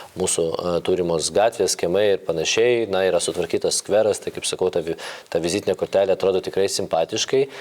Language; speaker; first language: Lithuanian; non-native, local second language; Polish